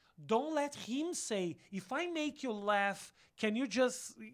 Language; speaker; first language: English; non-native, fluent; Portuguese